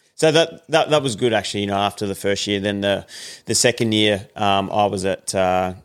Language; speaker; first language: English; native; English